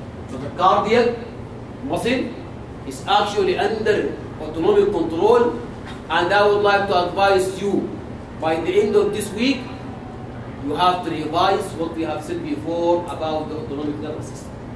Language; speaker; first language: English; non-native, fluent; Arabic